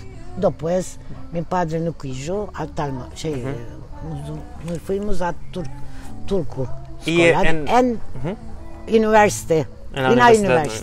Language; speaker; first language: Spanish; early bilingual, heritage; Turkish